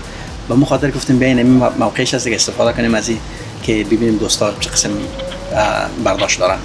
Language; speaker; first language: Persian; native; Persian